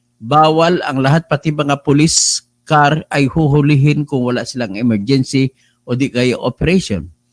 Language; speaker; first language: Filipino; non-native, local second language; Cebuano